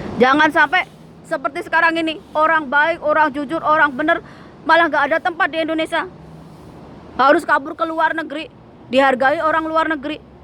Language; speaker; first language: Indonesian; native; Indonesian